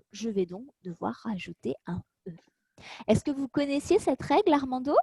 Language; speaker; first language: French; native; French